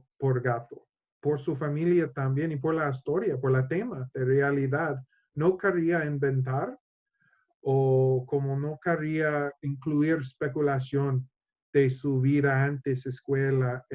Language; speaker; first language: Spanish; non-native, learner; English